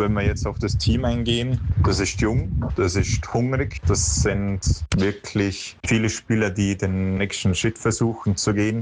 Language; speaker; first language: German; native; German